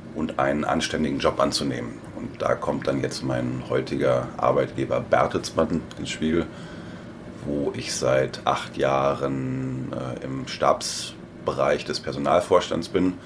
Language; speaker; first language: German; native; German